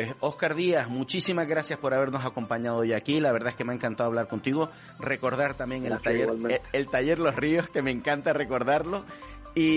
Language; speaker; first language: Spanish; native; Spanish